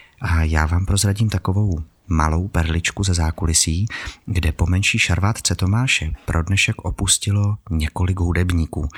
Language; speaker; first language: Czech; native; Czech